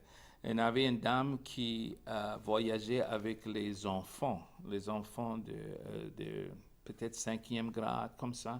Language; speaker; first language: French; non-native, local second language; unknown